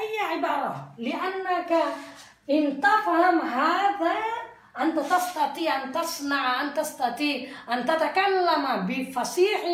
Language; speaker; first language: Arabic; non-native, fluent; Bangla